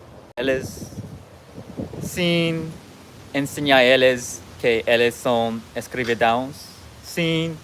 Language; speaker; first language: Portuguese; non-native, learner; English